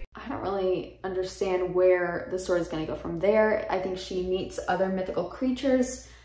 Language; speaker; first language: English; native; English